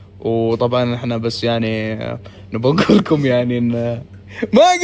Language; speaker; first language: Arabic; native; Arabic